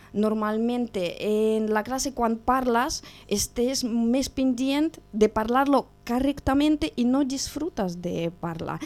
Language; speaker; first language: Catalan; non-native, learner; Russian